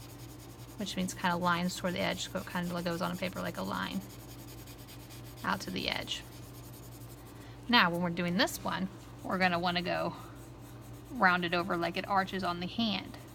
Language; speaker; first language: English; native; English